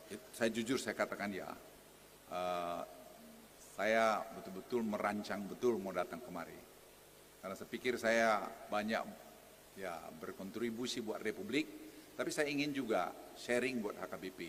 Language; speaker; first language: Indonesian; native; Indonesian